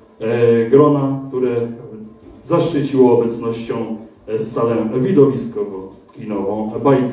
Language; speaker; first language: Polish; native; Polish